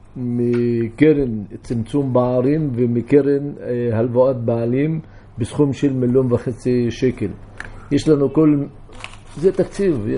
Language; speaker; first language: Hebrew; non-native, local second language; Arabic